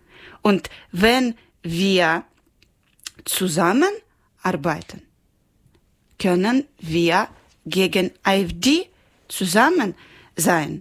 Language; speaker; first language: German; non-native, learner; Ukrainian